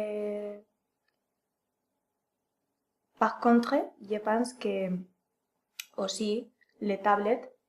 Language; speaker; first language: French; non-native, learner; Spanish